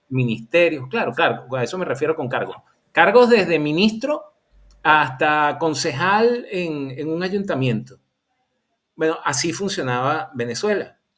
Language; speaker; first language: Spanish; native; Spanish